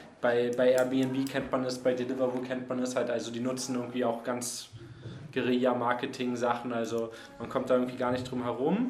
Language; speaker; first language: German; native; German